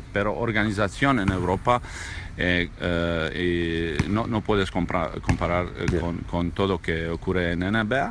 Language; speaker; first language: Spanish; non-native, learner; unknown